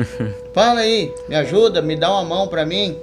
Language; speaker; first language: Portuguese; native; Portuguese